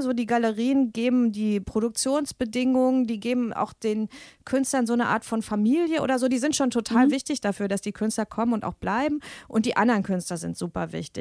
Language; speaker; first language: German; native; German